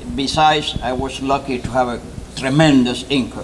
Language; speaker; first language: English; non-native, fluent; Spanish